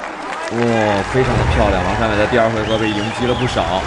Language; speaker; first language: Chinese; native; Chinese